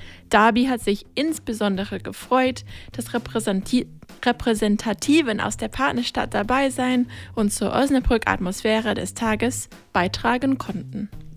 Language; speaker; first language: German; non-native, fluent; English